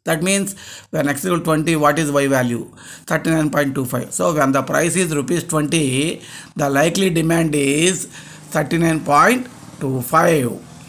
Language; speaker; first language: English; non-native, local second language; Telugu